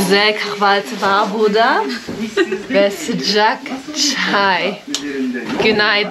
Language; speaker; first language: Turkish; non-native, learner; German